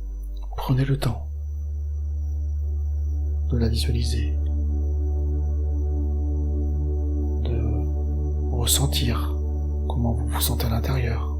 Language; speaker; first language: French; native; French